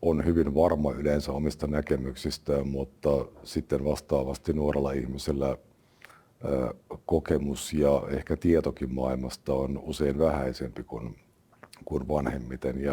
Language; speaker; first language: Finnish; native; Finnish